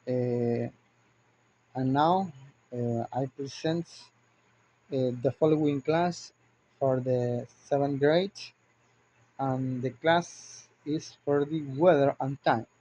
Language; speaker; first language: English; non-native, learner; Spanish